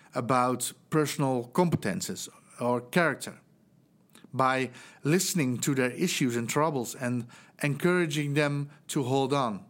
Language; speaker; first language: English; non-native, fluent; Dutch